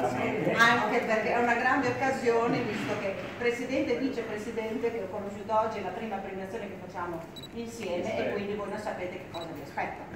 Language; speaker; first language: Italian; native; Italian